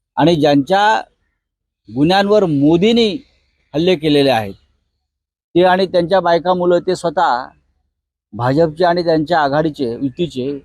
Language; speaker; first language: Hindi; non-native, local second language; Marathi